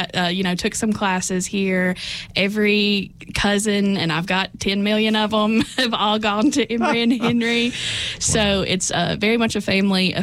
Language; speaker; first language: English; native; English